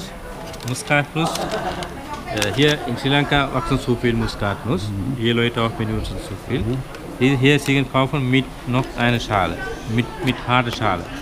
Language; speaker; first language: German; non-native, learner; Sinhala